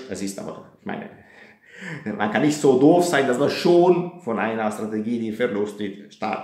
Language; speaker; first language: German; non-native, fluent; Italian